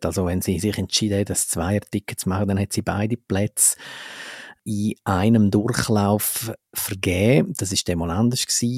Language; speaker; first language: German; native; German